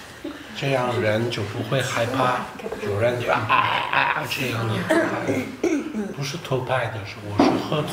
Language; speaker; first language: Chinese; non-native, fluent; French